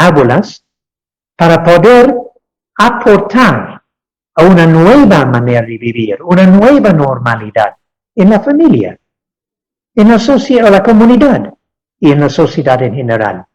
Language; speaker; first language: Spanish; non-native, fluent; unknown